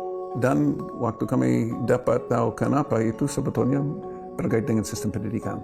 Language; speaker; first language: Indonesian; non-native, fluent; English